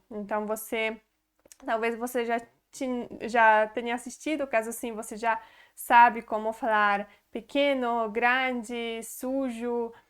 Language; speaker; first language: Portuguese; non-native, fluent; Polish